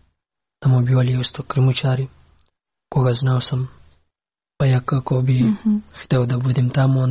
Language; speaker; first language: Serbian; non-native, learner; Pashto